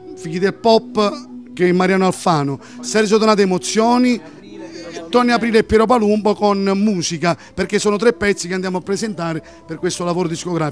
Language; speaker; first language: Italian; native; Italian